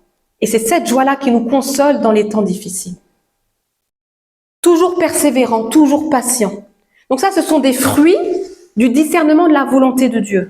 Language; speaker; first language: French; native; French